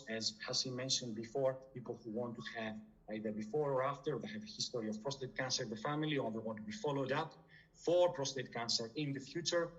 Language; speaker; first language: English; non-native, fluent; Greek